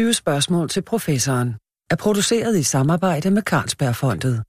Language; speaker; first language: Danish; native; Danish